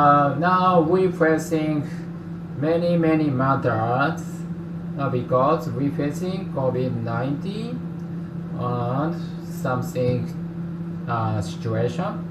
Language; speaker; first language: English; non-native, learner; Japanese